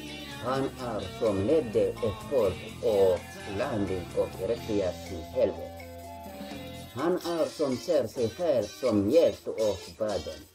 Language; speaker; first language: Swedish; non-native, learner; Tigrinya